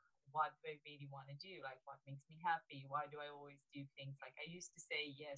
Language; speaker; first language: English; non-native, fluent; Romanian